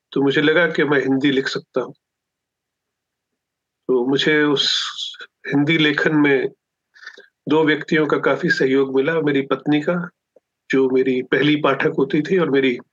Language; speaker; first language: Hindi; non-native, local second language; Punjabi